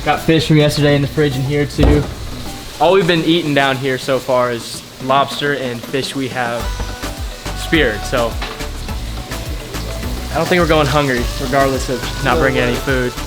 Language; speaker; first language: English; native; English